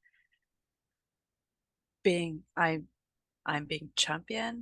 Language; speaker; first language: English; non-native, learner; Japanese